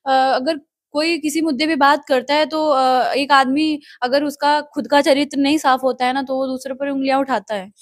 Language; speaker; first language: Hindi; native; Hindi